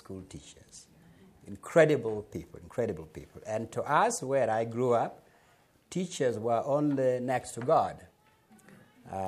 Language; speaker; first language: English; non-native, local second language; Acoli